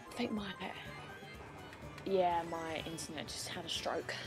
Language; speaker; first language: English; native; English